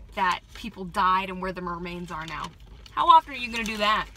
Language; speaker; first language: English; native; English